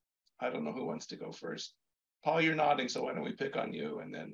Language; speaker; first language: English; native; English